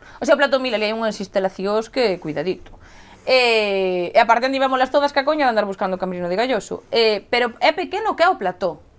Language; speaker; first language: Galician; native; Galician